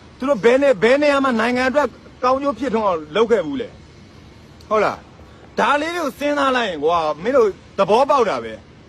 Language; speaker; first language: Burmese; native; Burmese